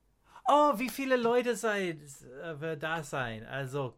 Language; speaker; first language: German; non-native, learner; English